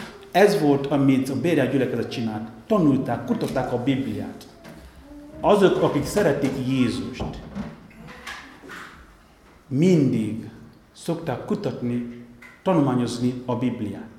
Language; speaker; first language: Hungarian; non-native, fluent; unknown